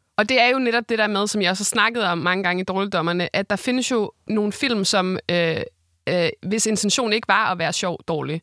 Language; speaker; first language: Danish; native; Danish